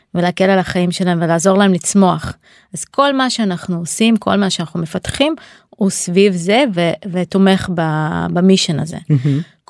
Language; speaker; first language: Hebrew; native; Hebrew